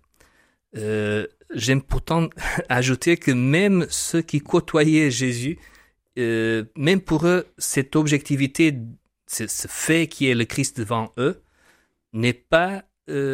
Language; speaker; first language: French; non-native, fluent; Portuguese